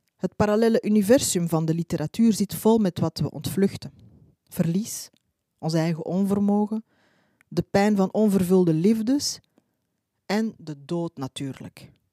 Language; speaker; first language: Dutch; early bilingual, other home language; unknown